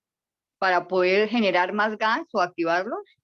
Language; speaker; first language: Spanish; native; Spanish